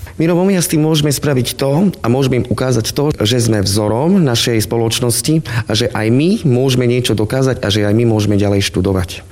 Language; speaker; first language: Slovak; non-native, local second language; Romany